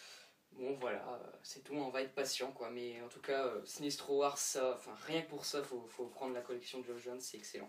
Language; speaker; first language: French; native; French